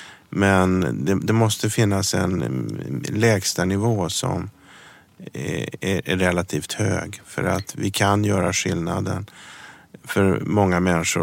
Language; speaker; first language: Swedish; early bilingual, other home language; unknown